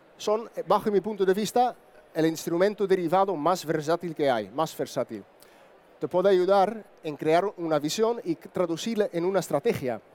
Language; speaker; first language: Spanish; non-native, fluent; Dutch